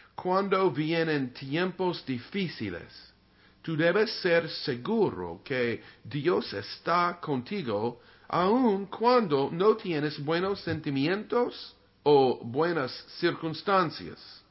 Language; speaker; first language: Spanish; non-native, learner; English